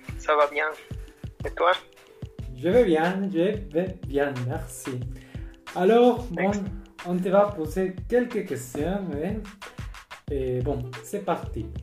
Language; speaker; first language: French; non-native, learner; Spanish